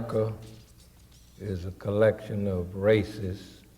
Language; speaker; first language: English; native; English